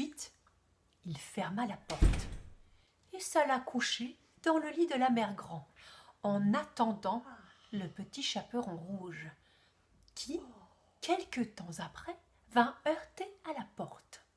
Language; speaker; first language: French; native; French